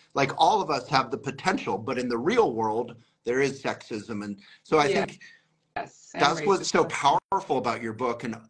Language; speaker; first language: English; native; English